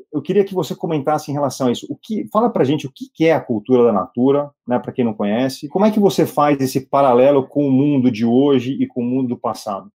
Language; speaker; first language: Portuguese; native; Portuguese